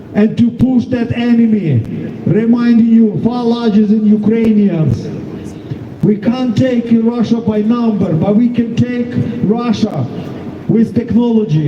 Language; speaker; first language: English; non-native, fluent; Ukrainian